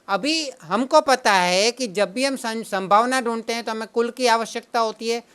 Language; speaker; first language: Hindi; non-native, local second language; Gujarati